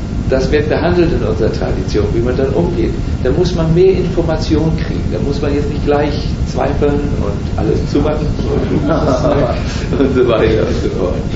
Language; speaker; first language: German; native; German